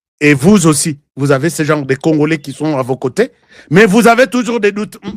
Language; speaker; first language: French; non-native, local second language; Lingala